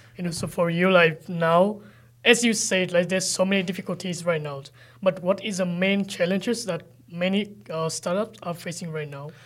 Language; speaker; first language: English; non-native, fluent; Vietnamese